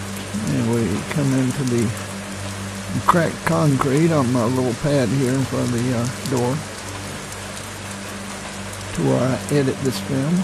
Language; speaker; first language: English; native; English